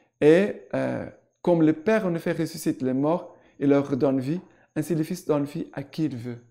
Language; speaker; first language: French; non-native, fluent; Portuguese